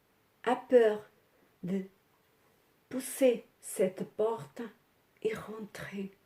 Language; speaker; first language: French; non-native, learner; Portuguese